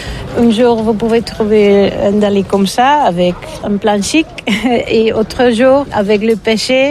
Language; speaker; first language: French; non-native, learner; Catalan